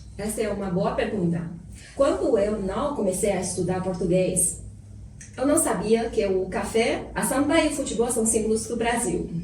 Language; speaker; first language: Portuguese; non-native, fluent; Chinese